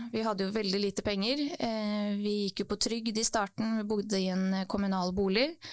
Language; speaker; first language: Norwegian; early bilingual, other home language; Bosnian